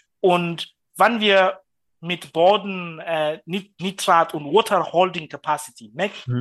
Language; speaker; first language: German; non-native, learner; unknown